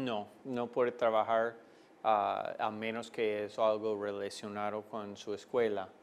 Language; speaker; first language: Spanish; non-native, fluent; English